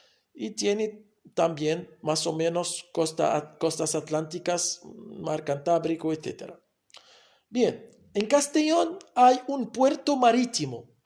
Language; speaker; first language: Spanish; non-native, fluent; Arabic